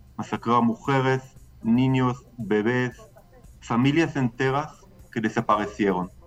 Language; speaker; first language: Spanish; non-native, fluent; Hebrew